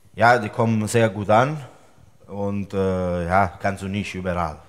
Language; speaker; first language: German; non-native, fluent; Italian